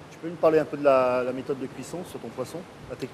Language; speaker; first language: French; native; French